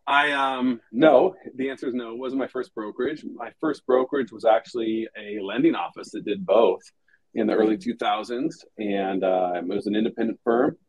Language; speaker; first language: English; native; English